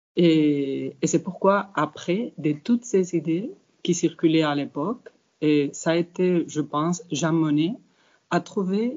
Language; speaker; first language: French; non-native, fluent; Spanish